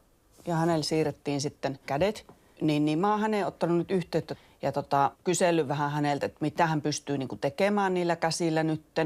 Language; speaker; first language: Finnish; native; Finnish